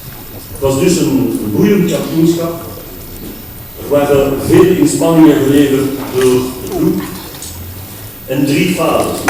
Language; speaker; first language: Dutch; non-native, local second language; French